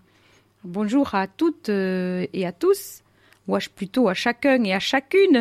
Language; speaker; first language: French; native; French